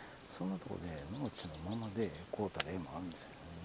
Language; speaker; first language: Japanese; native; Japanese